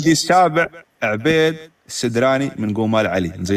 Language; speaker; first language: Arabic; native; Arabic